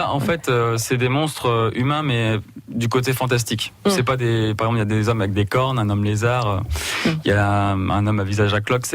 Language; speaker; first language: French; native; French